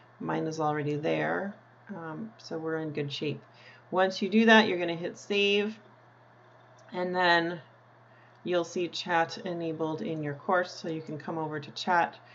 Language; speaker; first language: English; native; English